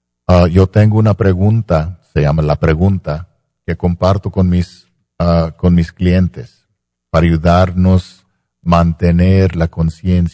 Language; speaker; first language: Spanish; non-native, fluent; English